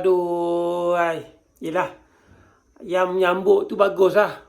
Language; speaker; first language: Malay; native; Malay